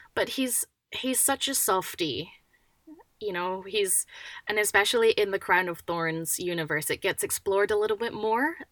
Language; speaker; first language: English; native; English